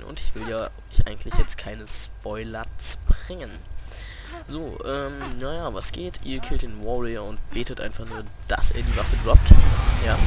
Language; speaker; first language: German; native; German